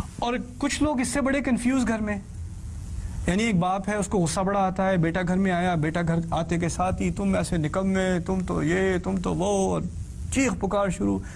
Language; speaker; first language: Urdu; early bilingual, heritage; Urdu